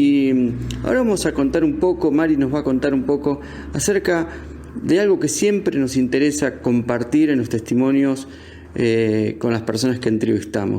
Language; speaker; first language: Spanish; native; Spanish